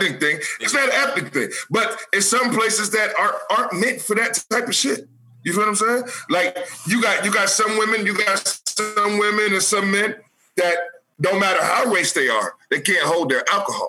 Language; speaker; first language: English; native; English